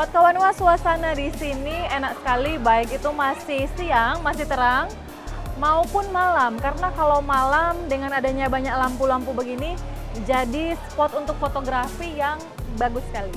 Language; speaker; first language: Indonesian; non-native, local second language; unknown